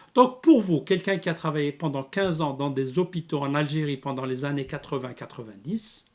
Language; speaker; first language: French; non-native, local second language; Arabic